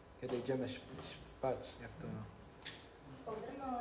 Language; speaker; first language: Polish; non-native, learner; Hebrew